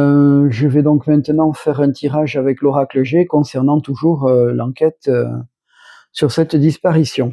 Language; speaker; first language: French; native; French